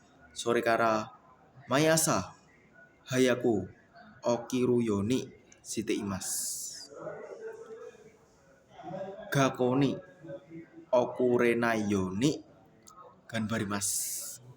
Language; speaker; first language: Japanese; non-native, learner; Indonesian